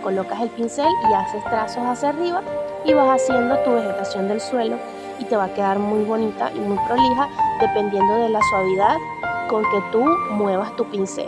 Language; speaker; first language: Spanish; native; Spanish